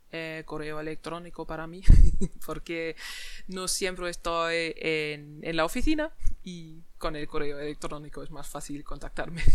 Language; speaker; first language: Spanish; non-native, fluent; German